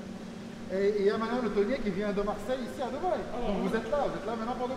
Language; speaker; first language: French; non-native, local second language; Arabic